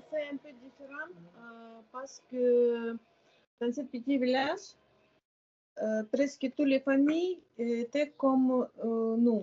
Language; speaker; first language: French; non-native, learner; Ukrainian